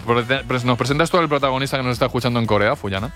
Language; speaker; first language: Spanish; native; Spanish